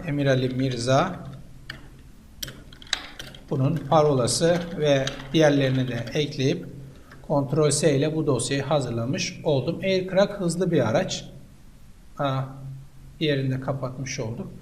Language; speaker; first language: Turkish; native; Turkish